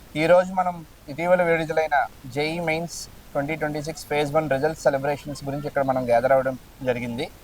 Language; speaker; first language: Telugu; native; Telugu